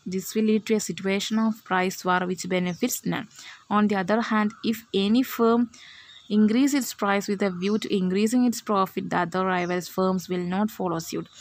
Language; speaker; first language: English; non-native, local second language; Malayalam